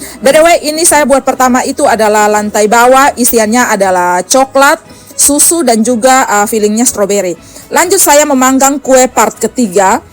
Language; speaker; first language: Indonesian; native; Indonesian